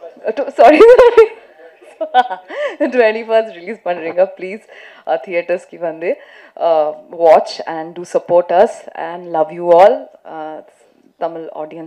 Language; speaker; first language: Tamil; non-native, local second language; Malayalam